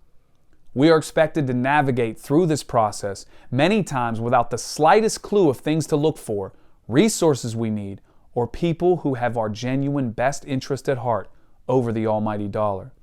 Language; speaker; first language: English; native; English